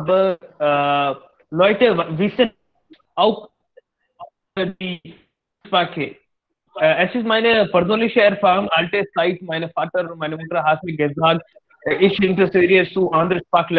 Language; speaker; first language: German; non-native, learner; Hindi